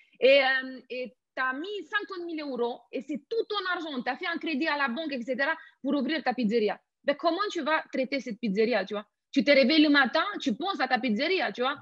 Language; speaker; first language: French; non-native, fluent; Romanian